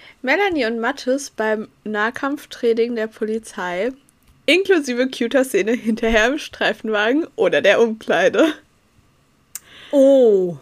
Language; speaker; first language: German; native; German